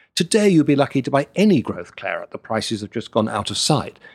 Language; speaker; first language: English; native; English